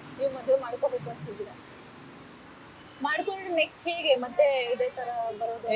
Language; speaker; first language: Kannada; native; Kannada